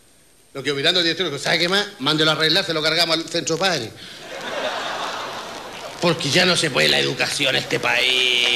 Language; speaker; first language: Spanish; native; Spanish